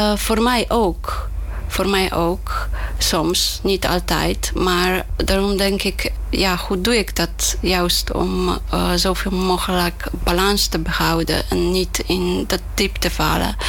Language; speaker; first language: Dutch; non-native, fluent; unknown